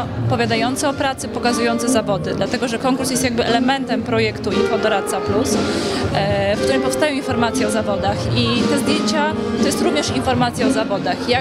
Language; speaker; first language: Polish; native; Polish